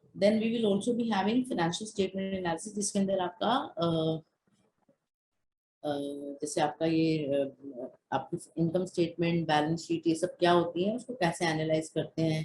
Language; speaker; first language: Hindi; native; Hindi